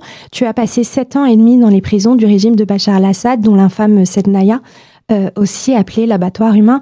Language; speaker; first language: French; native; French